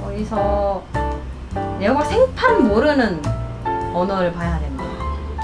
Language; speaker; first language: Korean; native; Korean